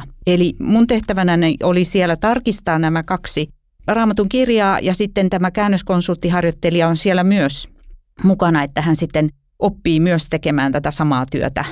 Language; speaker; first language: Finnish; native; Finnish